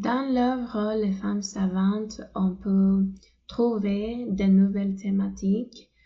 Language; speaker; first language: French; non-native, fluent; Spanish